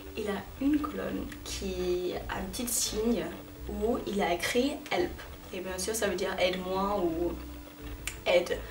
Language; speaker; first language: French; non-native, fluent; English